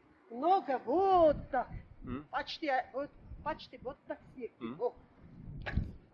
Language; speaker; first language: Russian; non-native, local second language; Armenian